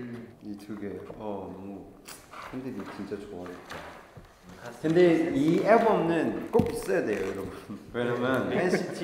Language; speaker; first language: Korean; non-native, fluent; Cantonese